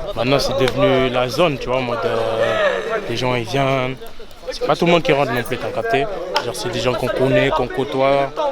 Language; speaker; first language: French; early bilingual, other home language; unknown